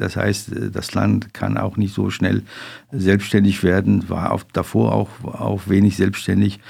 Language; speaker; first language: German; non-native, fluent; Persian